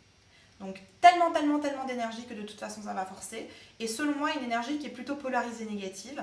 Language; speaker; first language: French; native; French